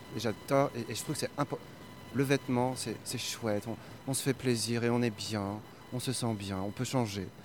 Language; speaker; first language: French; native; French